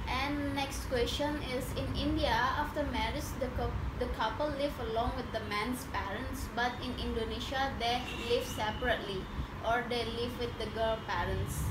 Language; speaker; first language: English; non-native, fluent; Indonesian